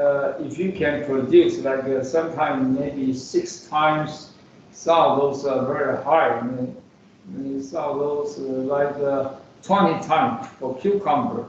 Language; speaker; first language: English; non-native, fluent; Chinese